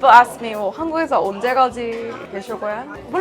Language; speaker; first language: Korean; non-native, fluent; English